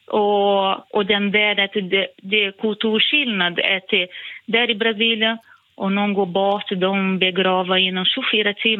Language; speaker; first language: Swedish; non-native, fluent; Portuguese